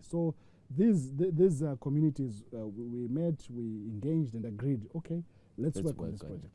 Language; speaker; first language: English; non-native, local second language; Shona